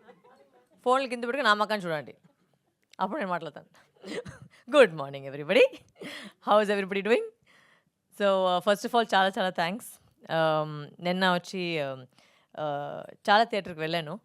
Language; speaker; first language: Telugu; non-native, fluent; Tamil